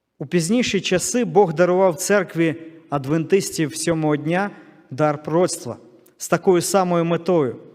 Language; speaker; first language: Ukrainian; non-native, local second language; Russian